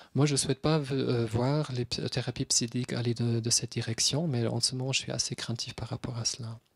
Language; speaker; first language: French; non-native, fluent; German